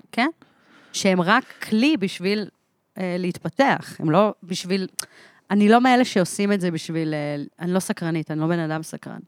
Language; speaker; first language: Hebrew; early bilingual, other home language; English